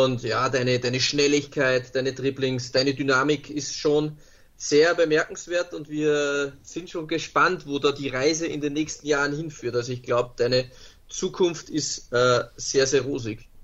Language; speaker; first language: German; native; German